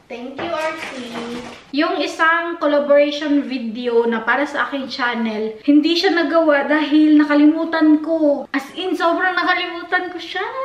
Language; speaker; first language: Filipino; non-native, local second language; Cebuano